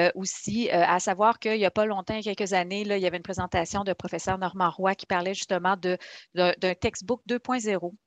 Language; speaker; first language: French; native; French